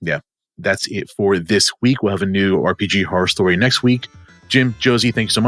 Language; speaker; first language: English; native; English